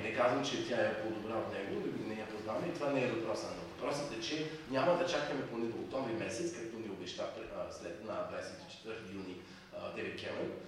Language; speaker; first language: Bulgarian; non-native, fluent; French